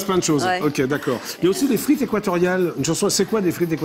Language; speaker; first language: French; native; French